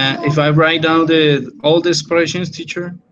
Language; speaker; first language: English; non-native, learner; Spanish